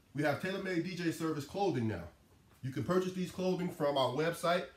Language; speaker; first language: English; native; English